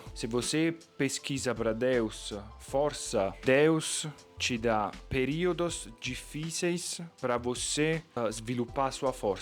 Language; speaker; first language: Portuguese; non-native, fluent; Italian